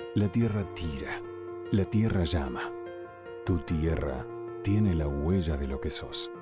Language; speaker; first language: Spanish; non-native, fluent; Korean